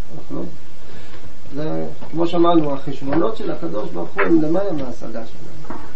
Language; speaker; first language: Hebrew; native; Hebrew